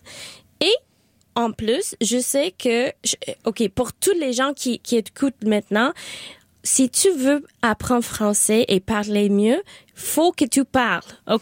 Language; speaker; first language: French; non-native, learner; Spanish